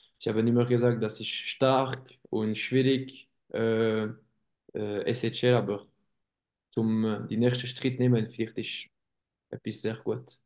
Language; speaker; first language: German; non-native, local second language; French